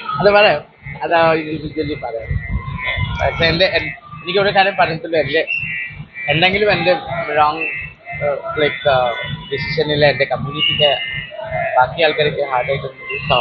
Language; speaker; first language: Malayalam; non-native, local second language; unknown